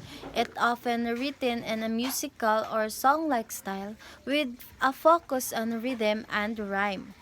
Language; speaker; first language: English; non-native, fluent; Filipino